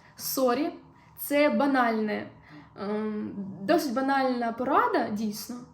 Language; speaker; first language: Ukrainian; non-native, local second language; Russian